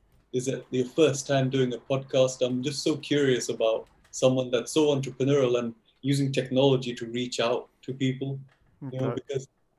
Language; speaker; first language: English; native; English